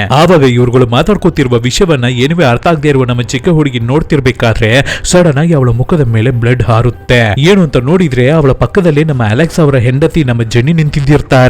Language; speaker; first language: Kannada; native; Kannada